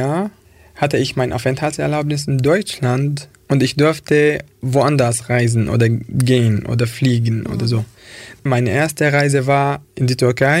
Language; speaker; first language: German; non-native, fluent; Arabic